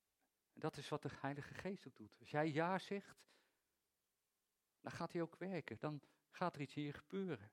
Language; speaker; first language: Dutch; native; Dutch